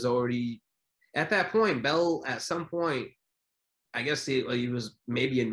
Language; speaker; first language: English; native; English